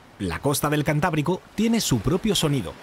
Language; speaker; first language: Spanish; native; Spanish